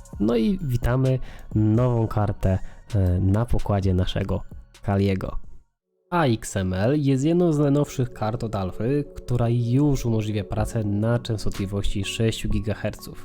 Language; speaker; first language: Polish; native; Polish